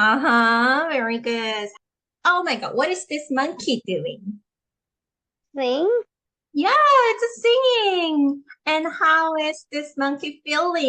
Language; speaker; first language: English; non-native, fluent; Korean